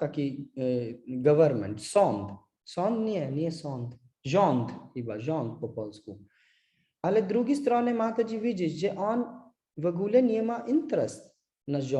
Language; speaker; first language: Polish; non-native, learner; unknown